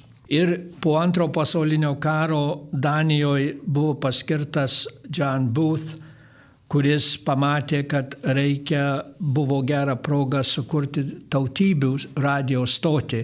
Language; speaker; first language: Lithuanian; early bilingual, heritage; Lithuanian